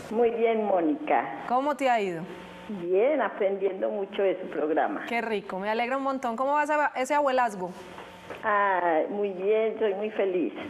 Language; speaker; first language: Spanish; native; Spanish